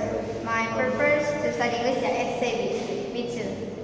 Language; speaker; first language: English; non-native, learner; Indonesian